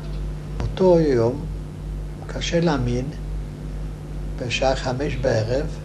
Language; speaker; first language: Hebrew; non-native, fluent; Hungarian